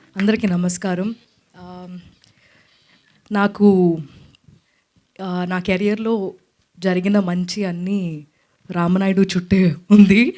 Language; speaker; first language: Telugu; non-native, fluent; Malayalam